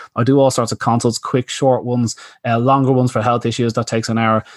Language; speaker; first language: English; native; English